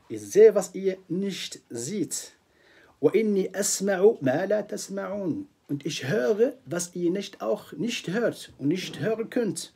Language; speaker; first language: German; non-native, fluent; Arabic